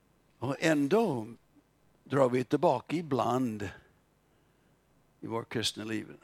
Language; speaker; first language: Swedish; non-native, fluent; English